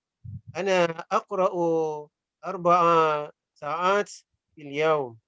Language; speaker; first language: Arabic; non-native, learner; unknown